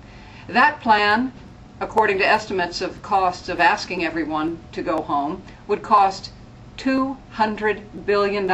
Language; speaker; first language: English; native; English